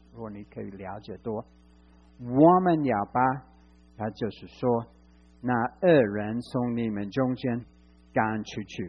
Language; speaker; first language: Chinese; non-native, fluent; English